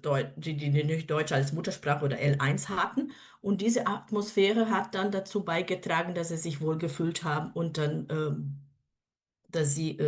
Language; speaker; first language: German; non-native, fluent; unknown